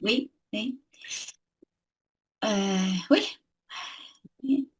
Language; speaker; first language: French; non-native, learner; English